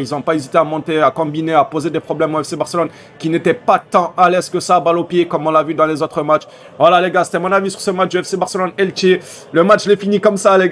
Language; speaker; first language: French; native; French